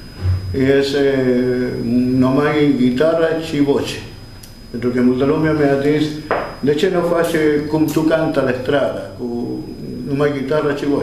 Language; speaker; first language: Romanian; non-native, learner; Spanish